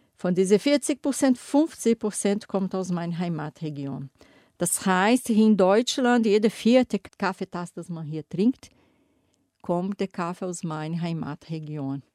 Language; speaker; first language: German; non-native, fluent; Portuguese